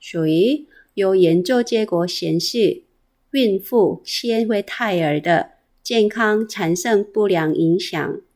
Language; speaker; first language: Chinese; non-native, fluent; Korean